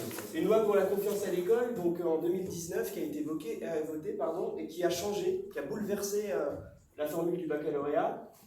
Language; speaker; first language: French; native; French